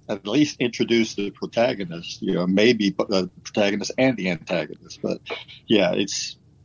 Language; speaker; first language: English; native; English